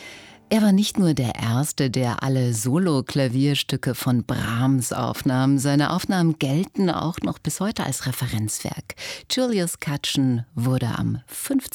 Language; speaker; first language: German; native; German